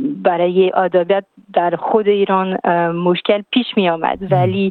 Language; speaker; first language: Persian; non-native, fluent; French